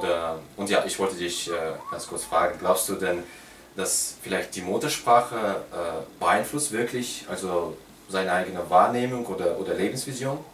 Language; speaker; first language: German; non-native, fluent; Russian